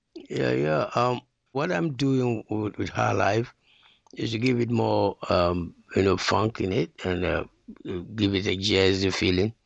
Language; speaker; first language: English; non-native, local second language; Akan